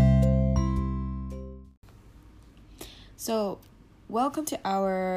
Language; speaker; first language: English; non-native, local second language; Cantonese